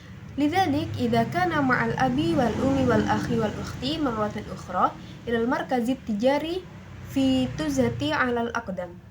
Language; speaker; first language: Arabic; non-native, learner; Indonesian